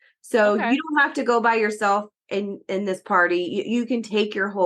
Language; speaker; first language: English; native; English